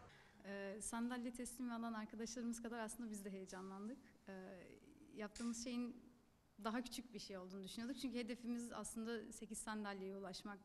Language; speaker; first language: Turkish; native; Turkish